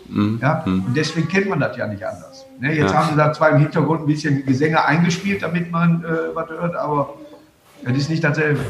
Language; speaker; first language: German; native; German